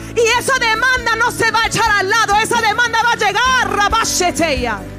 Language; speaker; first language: Spanish; early bilingual, heritage; Spanish